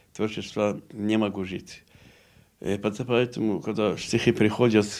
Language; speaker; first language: Russian; non-native, local second language; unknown